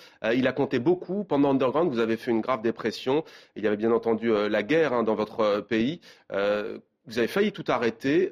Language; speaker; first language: French; native; French